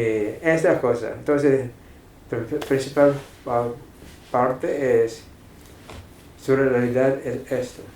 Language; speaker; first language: Spanish; non-native, fluent; English